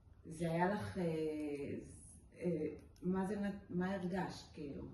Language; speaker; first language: Hebrew; native; Hebrew